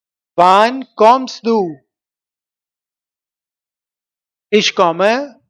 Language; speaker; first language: German; non-native, learner; Hindi